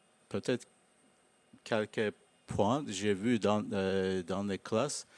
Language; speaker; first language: French; non-native, learner; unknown